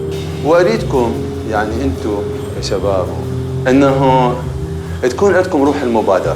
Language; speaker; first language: Arabic; native; Arabic